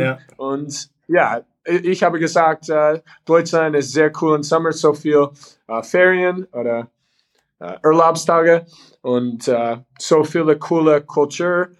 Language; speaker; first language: German; non-native, learner; English